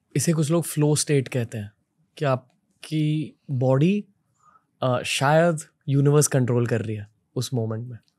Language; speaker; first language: Hindi; native; Hindi